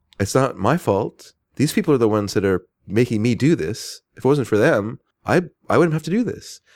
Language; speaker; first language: English; native; English